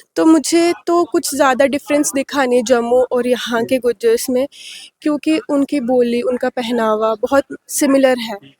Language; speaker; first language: Hindi; non-native, local second language; Dogri